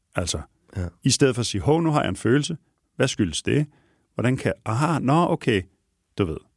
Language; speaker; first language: Danish; native; Danish